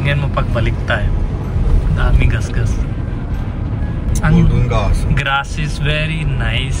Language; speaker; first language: Filipino; non-native, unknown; Hindi